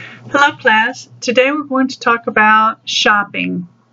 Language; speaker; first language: English; native; English